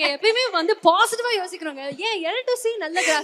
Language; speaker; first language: Tamil; native; Tamil